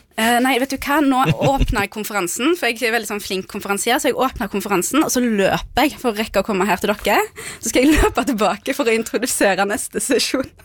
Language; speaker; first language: Norwegian; early bilingual, other home language; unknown